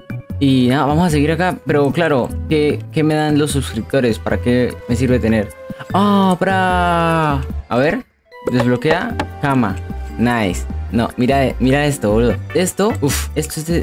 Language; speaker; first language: Spanish; native; Spanish